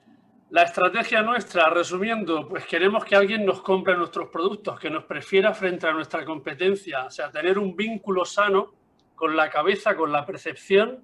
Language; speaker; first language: Spanish; native; Spanish